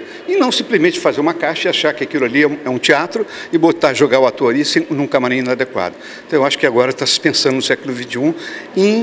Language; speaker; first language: Portuguese; native; Portuguese